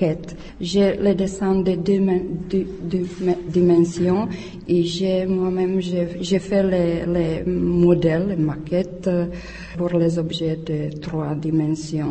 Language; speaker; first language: French; non-native, learner; Czech